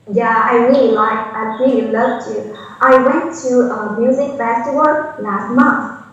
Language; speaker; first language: English; non-native, learner; Chinese